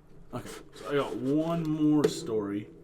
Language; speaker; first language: English; native; English